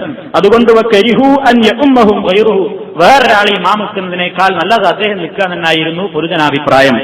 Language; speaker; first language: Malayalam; native; Malayalam